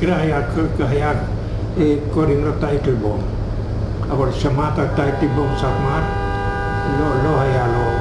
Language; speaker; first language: Hebrew; non-native, fluent; Hungarian